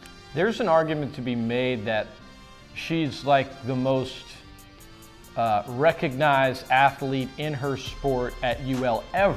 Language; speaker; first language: English; native; English